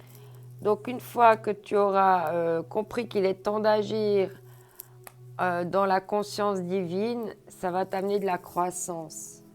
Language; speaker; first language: French; native; French